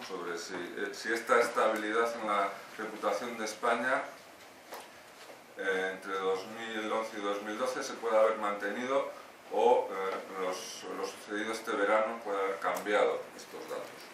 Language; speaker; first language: Spanish; native; Spanish